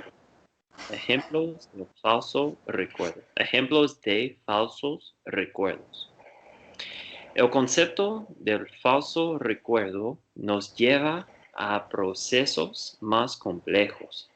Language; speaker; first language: Spanish; non-native, learner; English